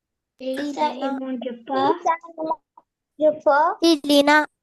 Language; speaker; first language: French; non-native, learner; Arabic